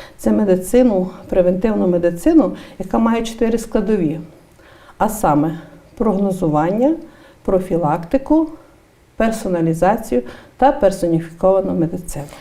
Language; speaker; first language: Ukrainian; native; Ukrainian